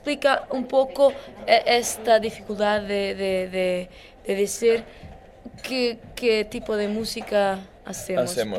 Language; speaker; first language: Spanish; non-native, learner; Portuguese